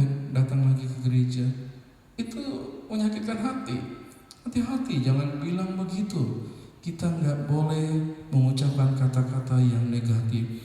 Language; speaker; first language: Indonesian; native; Indonesian